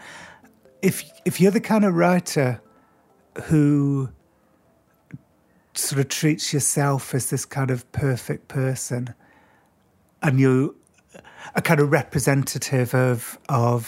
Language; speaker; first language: English; native; English